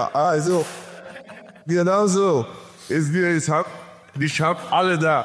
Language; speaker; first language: German; non-native, learner; Portuguese